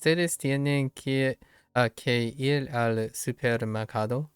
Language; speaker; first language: Spanish; non-native, learner; English